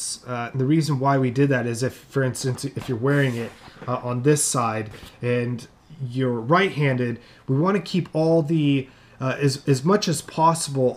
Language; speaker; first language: English; native; English